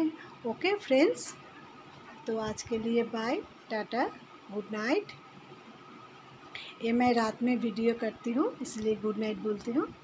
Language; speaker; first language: Hindi; non-native, local second language; Assamese